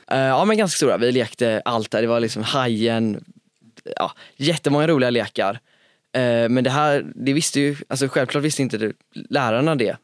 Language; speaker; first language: Swedish; native; Swedish